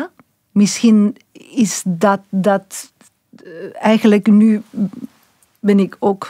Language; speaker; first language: Dutch; non-native, local second language; French